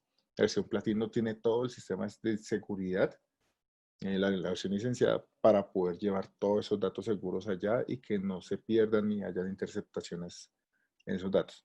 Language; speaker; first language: Spanish; native; Spanish